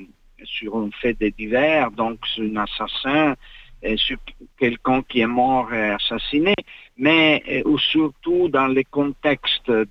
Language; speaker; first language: French; non-native, fluent; Italian